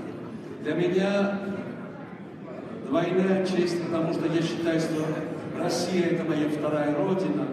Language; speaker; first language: Russian; non-native, fluent; Greek